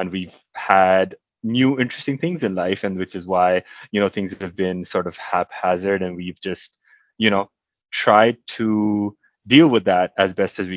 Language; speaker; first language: English; non-native, local second language; Hindi